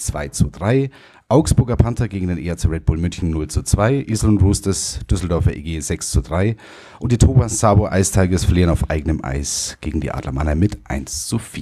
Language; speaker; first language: German; native; German